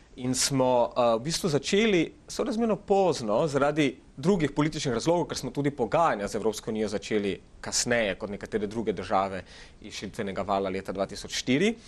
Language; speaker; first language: Slovenian; early bilingual, other home language; Macedonian